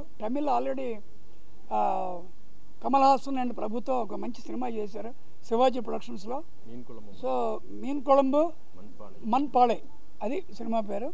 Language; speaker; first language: Telugu; native; Telugu